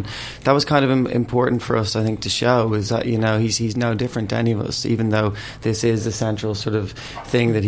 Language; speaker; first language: English; native; English